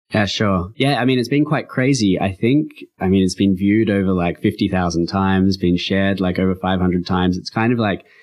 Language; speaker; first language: English; native; English